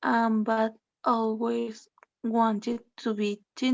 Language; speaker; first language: English; non-native, learner; Spanish